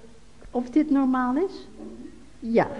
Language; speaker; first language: Dutch; native; Dutch